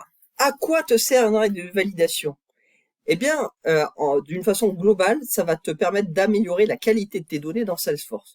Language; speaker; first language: French; native; French